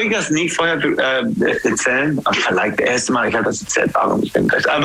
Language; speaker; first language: German; non-native, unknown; English